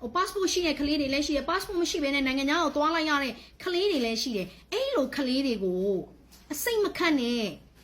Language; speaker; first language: Burmese; non-native, local second language; S'gaw Karen